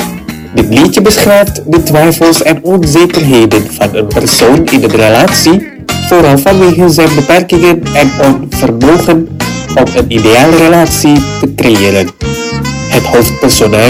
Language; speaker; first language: Dutch; non-native, fluent; Indonesian